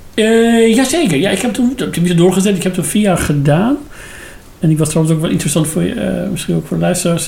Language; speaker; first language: Dutch; non-native, fluent; Persian